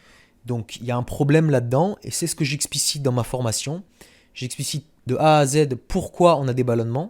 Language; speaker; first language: French; native; French